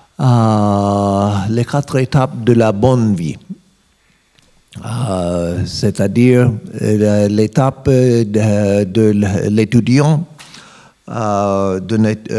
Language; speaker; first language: French; non-native, learner; English